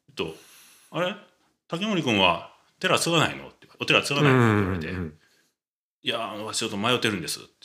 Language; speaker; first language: Japanese; native; Japanese